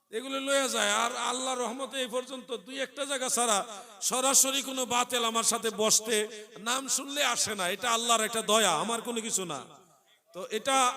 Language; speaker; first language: Bangla; native; Bangla